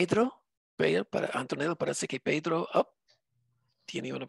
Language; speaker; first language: Spanish; non-native, fluent; English